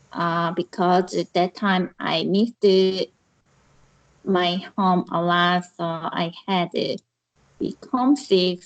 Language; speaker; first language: English; non-native, learner; Korean